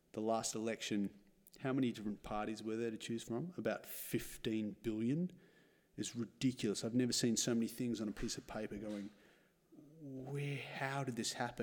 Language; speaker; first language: English; native; English